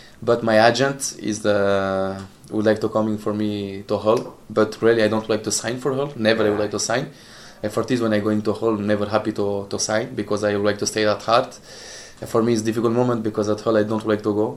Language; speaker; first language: English; non-native, learner; Italian